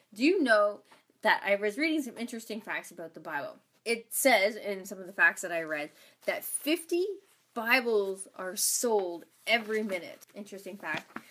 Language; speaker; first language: English; native; English